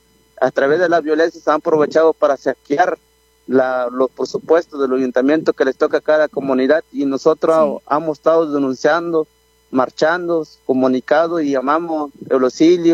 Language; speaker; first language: Spanish; non-native, local second language; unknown